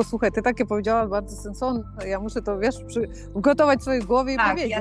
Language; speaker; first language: Polish; non-native, fluent; Ukrainian